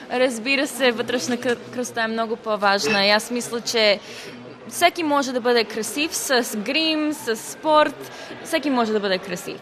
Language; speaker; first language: Bulgarian; early bilingual, heritage; Bulgarian